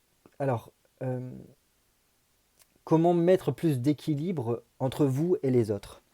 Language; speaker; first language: French; native; French